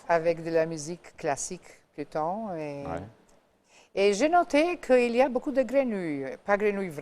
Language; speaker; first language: French; non-native, fluent; Albanian